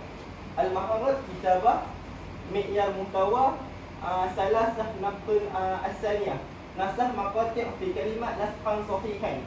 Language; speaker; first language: Arabic; non-native, learner; Malay